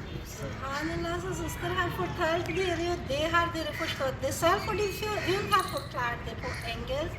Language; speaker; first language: Norwegian; non-native, fluent; Urdu